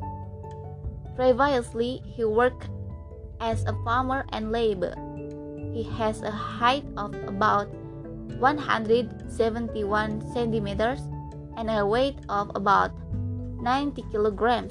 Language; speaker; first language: English; non-native, learner; Indonesian